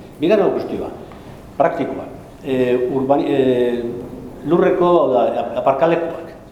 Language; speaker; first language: Basque; non-native, local second language; Spanish